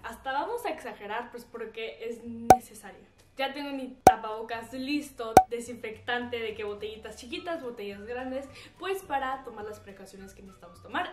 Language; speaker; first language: Spanish; early bilingual, heritage; Spanish